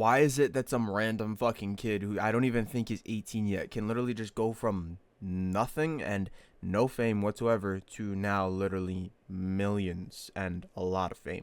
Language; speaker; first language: English; native; English